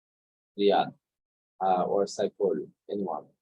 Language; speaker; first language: English; non-native, fluent; Bangla